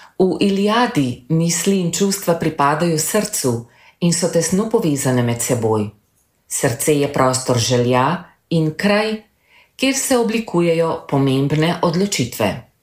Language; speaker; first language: Slovenian; native; Slovenian